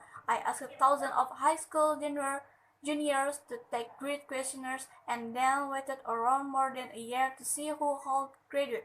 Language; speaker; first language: English; non-native, learner; Indonesian